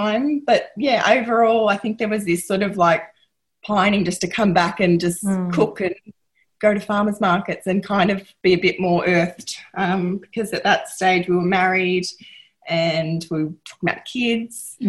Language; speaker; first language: English; native; English